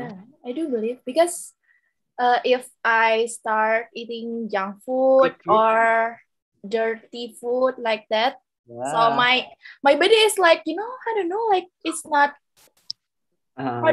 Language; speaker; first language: English; non-native, local second language; Indonesian